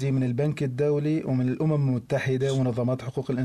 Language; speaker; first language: Arabic; native; Arabic